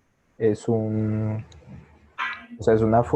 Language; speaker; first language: Spanish; native; Spanish